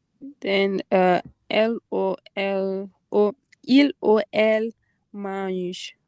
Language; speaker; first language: French; non-native, learner; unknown